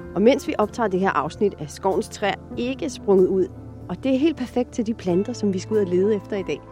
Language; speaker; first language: Danish; native; Danish